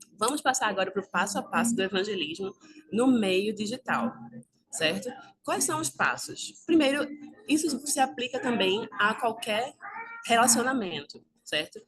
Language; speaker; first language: Portuguese; native; Portuguese